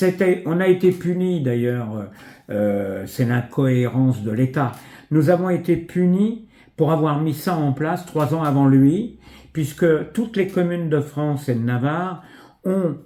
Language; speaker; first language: French; native; French